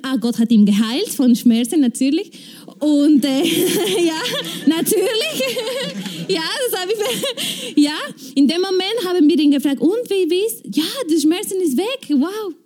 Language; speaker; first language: German; non-native, fluent; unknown